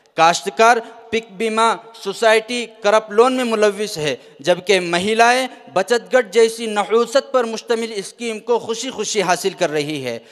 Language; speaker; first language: Urdu; native; Urdu